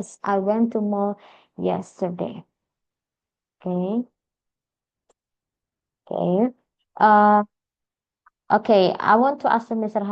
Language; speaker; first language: English; non-native, fluent; Indonesian